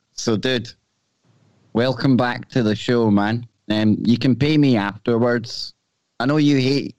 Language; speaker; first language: English; native; English